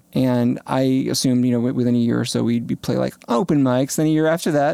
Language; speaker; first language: English; native; English